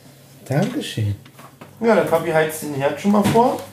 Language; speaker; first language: German; native; German